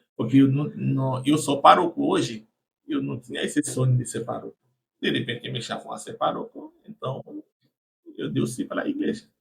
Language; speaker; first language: Portuguese; non-native, fluent; Haitian Creole